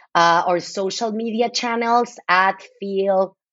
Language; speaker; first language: English; non-native, fluent; Spanish